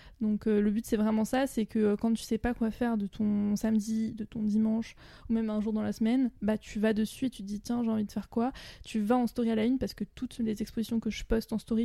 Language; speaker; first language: French; native; French